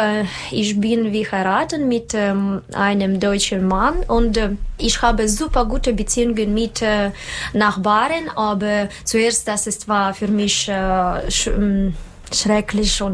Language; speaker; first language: German; non-native, learner; Russian